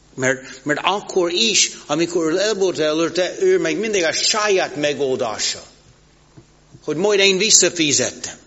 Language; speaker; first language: Hungarian; non-native, fluent; English